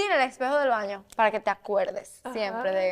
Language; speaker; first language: Spanish; native; Spanish